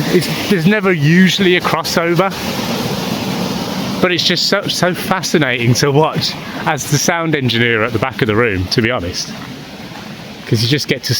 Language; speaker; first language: English; native; English